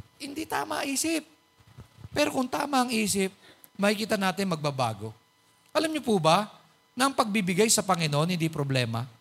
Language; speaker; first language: Filipino; native; Filipino